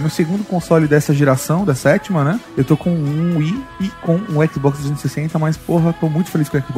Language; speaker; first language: Portuguese; native; Portuguese